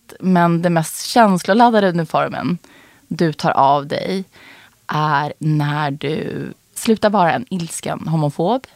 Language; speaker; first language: Swedish; native; Swedish